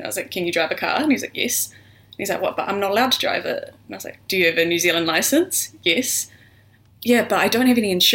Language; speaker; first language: English; native; English